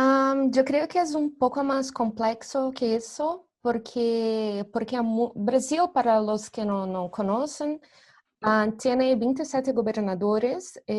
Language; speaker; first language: Spanish; non-native, fluent; Portuguese